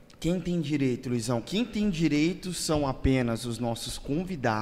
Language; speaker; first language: Portuguese; native; Portuguese